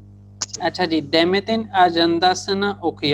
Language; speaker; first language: Turkish; non-native, fluent; Urdu